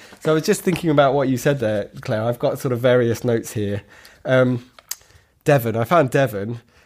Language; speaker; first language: English; native; English